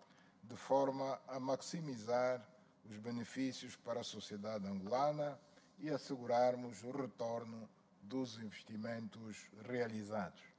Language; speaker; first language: Portuguese; native; Portuguese